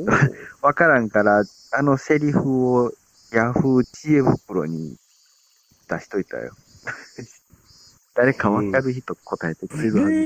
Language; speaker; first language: Japanese; native; Japanese